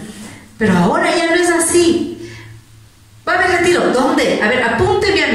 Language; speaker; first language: Spanish; native; Spanish